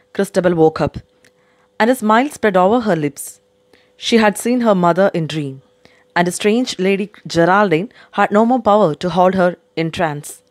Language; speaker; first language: English; non-native, local second language; Malayalam